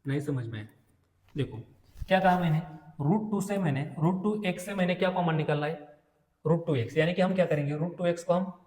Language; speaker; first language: Hindi; non-native, local second language; Marathi